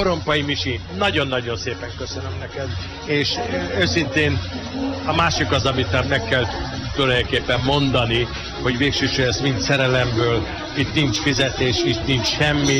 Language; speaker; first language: Hungarian; native; Hungarian